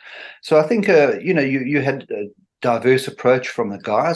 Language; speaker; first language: English; native; English